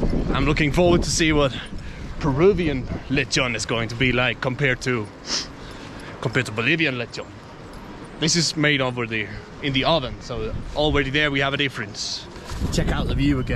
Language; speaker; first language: English; non-native, fluent; Danish